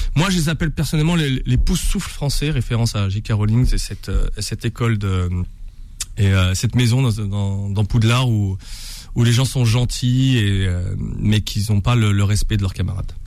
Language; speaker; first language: French; native; French